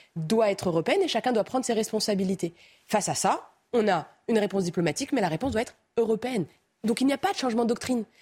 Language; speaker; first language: French; native; French